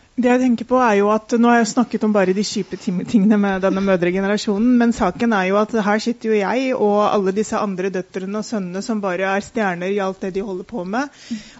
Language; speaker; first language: Norwegian; native; Norwegian